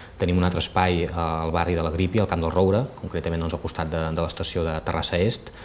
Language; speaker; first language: Catalan; native; Catalan